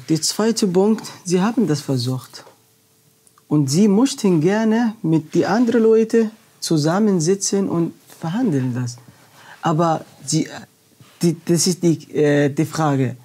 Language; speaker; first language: German; non-native, learner; Arabic